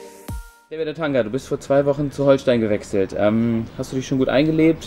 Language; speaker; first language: German; native; German